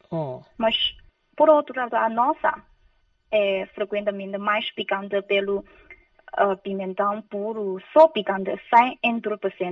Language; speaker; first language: Portuguese; non-native, fluent; Chinese